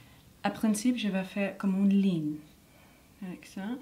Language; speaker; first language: French; non-native, learner; English